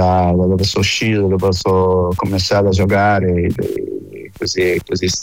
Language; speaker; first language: Italian; non-native, fluent; Portuguese